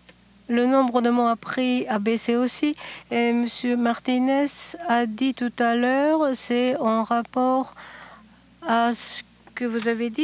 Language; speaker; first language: French; non-native, fluent; Japanese